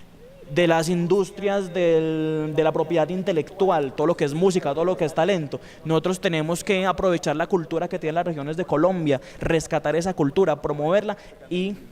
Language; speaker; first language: Spanish; native; Spanish